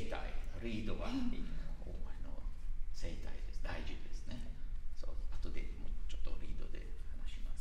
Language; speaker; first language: Japanese; non-native, learner; Italian